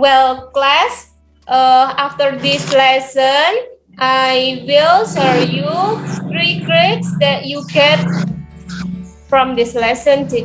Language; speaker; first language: English; non-native, learner; Indonesian